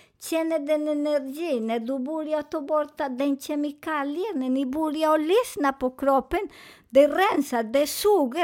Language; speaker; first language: Swedish; non-native, fluent; Spanish